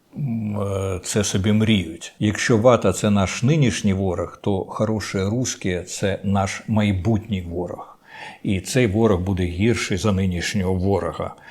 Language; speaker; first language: Ukrainian; native; Ukrainian